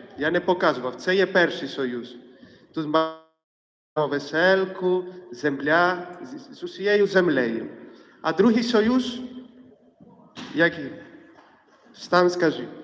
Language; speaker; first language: Ukrainian; non-native, fluent; Polish